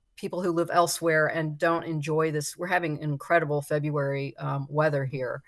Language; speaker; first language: English; native; English